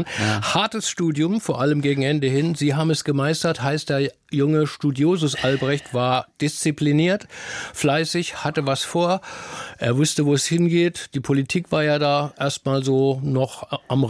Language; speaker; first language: German; native; German